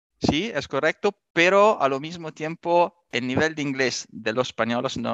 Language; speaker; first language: Spanish; non-native, learner; Italian